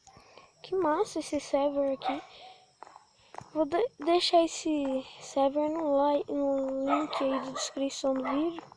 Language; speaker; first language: Portuguese; native; Portuguese